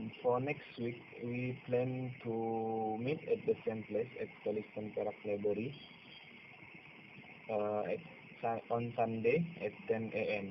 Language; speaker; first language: English; non-native, local second language; Malay